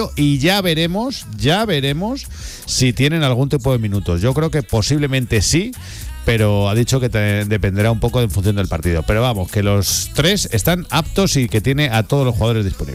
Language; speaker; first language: Spanish; native; Spanish